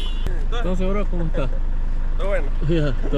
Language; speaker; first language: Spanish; early bilingual, heritage; English